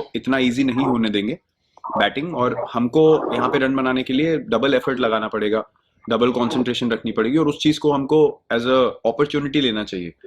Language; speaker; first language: Hindi; native; Hindi